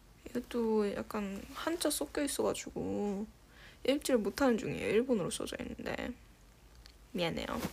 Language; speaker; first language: Korean; native; Korean